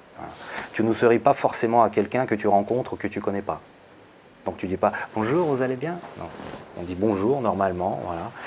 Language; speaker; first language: French; non-native, fluent; Russian